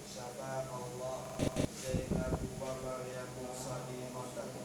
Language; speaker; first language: Arabic; non-native, learner; Filipino